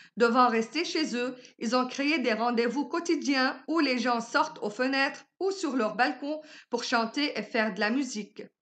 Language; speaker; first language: French; non-native, local second language; Arabic